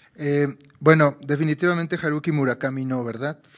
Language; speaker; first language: Spanish; native; Spanish